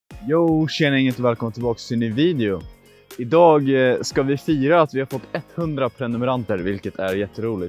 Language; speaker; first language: Swedish; native; Swedish